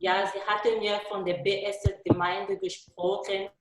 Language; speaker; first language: German; non-native, learner; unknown